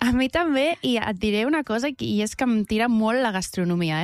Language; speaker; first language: Catalan; native; Catalan